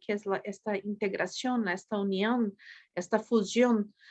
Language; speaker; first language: Spanish; non-native, fluent; Portuguese